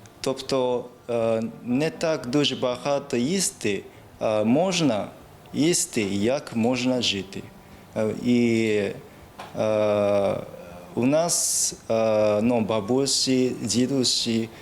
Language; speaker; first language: Ukrainian; non-native, learner; Japanese